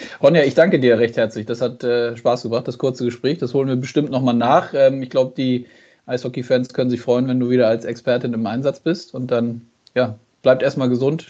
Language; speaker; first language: German; native; German